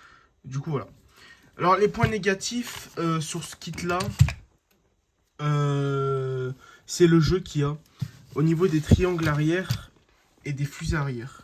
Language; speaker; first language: French; native; French